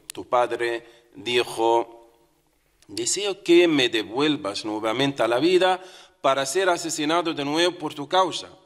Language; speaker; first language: Spanish; non-native, fluent; Arabic